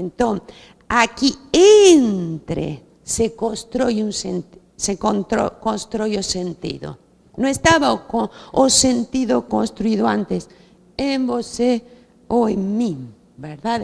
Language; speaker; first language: Portuguese; non-native, fluent; Spanish